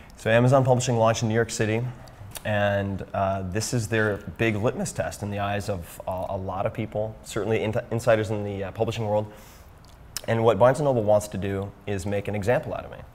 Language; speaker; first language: English; native; English